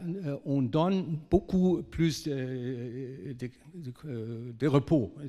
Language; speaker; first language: French; non-native, fluent; German